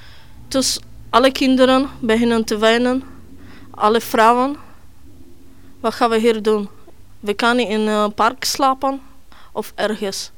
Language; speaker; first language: Dutch; non-native, learner; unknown